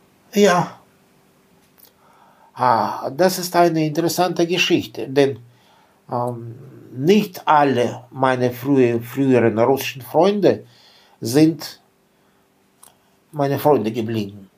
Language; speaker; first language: German; non-native, fluent; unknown